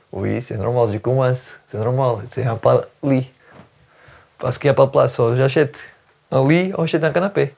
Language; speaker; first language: French; non-native, learner; Portuguese